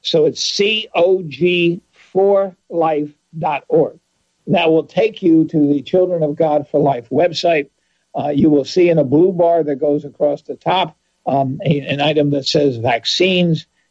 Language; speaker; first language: English; native; English